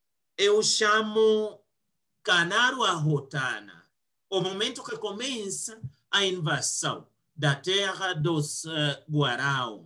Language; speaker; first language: Portuguese; non-native, fluent; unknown